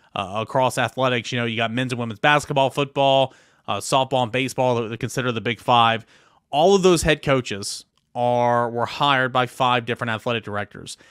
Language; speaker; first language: English; native; English